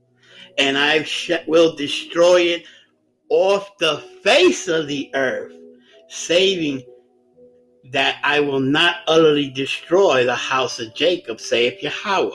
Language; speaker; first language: English; native; English